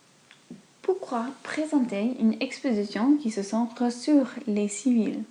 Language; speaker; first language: French; non-native, fluent; English